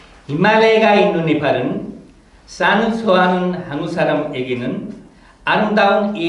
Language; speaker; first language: Korean; non-native, fluent; Nepali